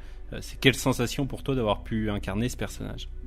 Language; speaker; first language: French; native; French